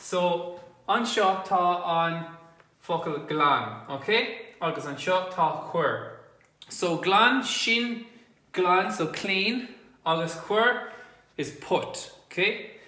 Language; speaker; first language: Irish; non-native, local second language; English